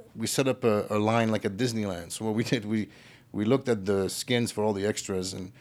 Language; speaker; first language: English; early bilingual, other home language; French